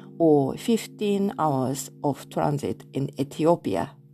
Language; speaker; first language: English; non-native, fluent; Japanese